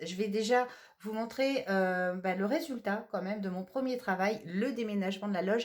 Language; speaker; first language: French; native; French